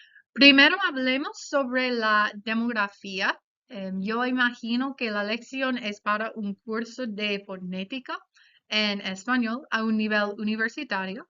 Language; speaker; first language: Spanish; non-native, fluent; English